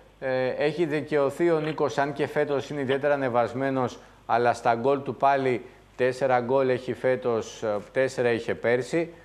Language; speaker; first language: Greek; native; Greek